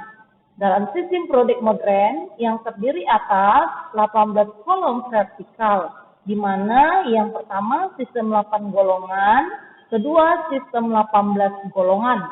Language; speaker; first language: Indonesian; native; Indonesian